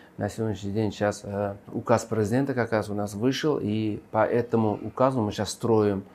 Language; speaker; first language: Russian; non-native, local second language; Uzbek